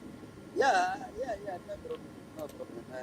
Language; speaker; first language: English; non-native, learner; Somali